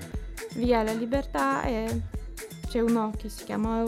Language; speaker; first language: Italian; non-native, learner; Lithuanian